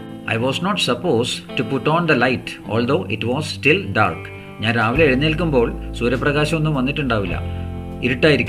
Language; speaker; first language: Malayalam; native; Malayalam